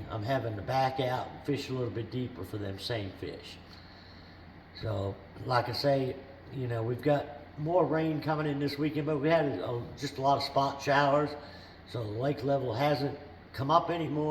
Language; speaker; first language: English; native; English